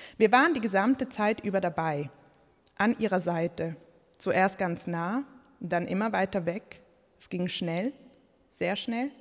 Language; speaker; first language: German; early bilingual, other home language; Croatian